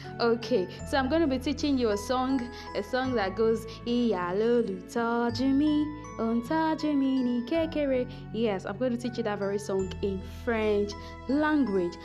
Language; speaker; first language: English; non-native, local second language; Yoruba